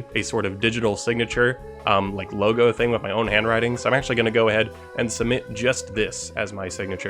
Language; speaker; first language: English; native; English